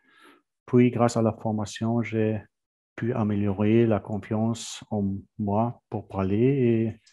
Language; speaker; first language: French; non-native, fluent; German